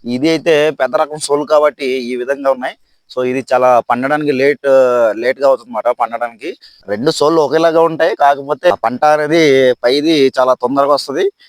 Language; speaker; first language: Telugu; non-native, local second language; Odia